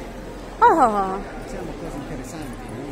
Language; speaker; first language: Italian; non-native, learner; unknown